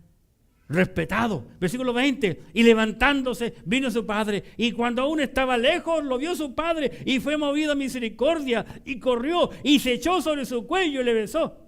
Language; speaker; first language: Spanish; native; Spanish